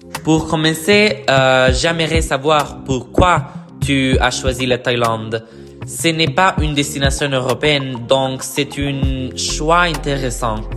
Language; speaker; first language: French; non-native, learner; Italian